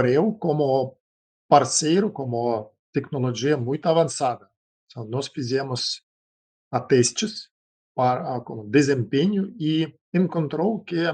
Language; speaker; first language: Portuguese; non-native, fluent; Russian